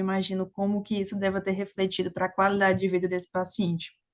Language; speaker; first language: Portuguese; native; Portuguese